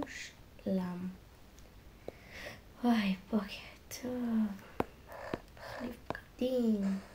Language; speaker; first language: Hebrew; native; Hebrew